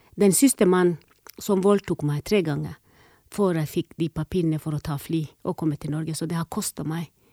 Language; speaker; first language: Norwegian; non-native, fluent; Somali